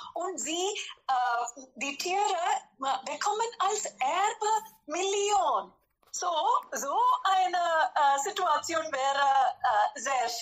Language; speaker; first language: German; non-native, fluent; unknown